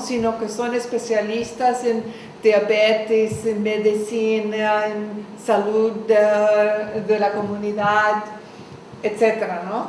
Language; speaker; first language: Spanish; non-native, fluent; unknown